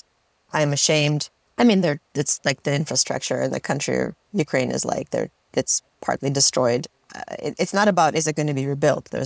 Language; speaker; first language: English; non-native, fluent; Russian